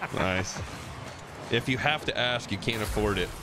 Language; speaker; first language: English; native; English